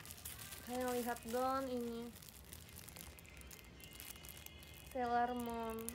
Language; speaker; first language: Indonesian; non-native, fluent; Japanese